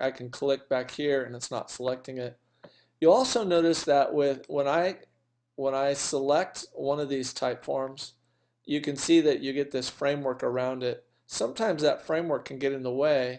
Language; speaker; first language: English; native; English